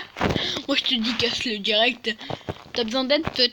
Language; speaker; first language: French; native; French